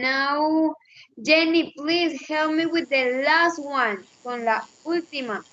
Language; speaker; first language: English; non-native, learner; Spanish